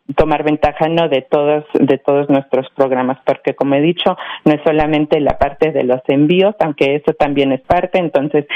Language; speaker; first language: Spanish; early bilingual, heritage; Spanish